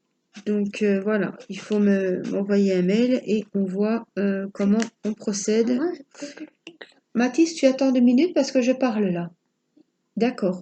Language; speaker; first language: French; native; French